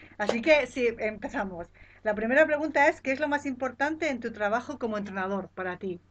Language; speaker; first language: Spanish; native; Spanish